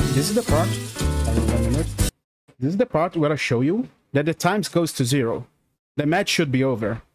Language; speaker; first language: English; non-native, fluent; Portuguese